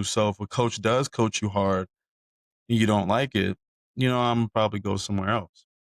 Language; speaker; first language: English; native; English